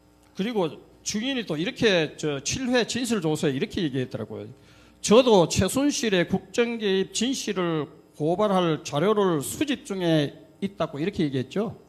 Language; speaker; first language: Korean; native; Korean